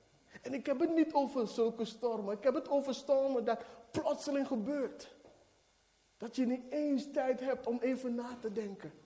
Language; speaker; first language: Dutch; non-native, fluent; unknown